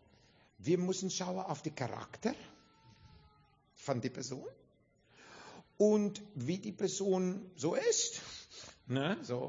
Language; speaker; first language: German; non-native, fluent; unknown